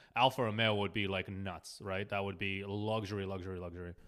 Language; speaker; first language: English; early bilingual, other home language; Hebrew